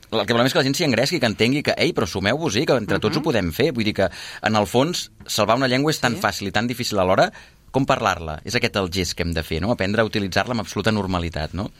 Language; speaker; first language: Catalan; native; Catalan